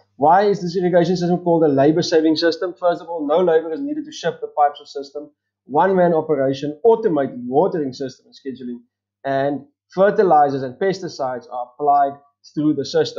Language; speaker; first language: English; non-native, local second language; Afrikaans